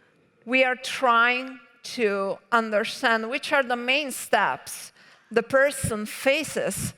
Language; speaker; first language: English; non-native, fluent; Italian